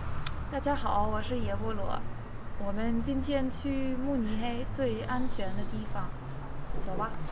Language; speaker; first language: Chinese; early bilingual, heritage; Chinese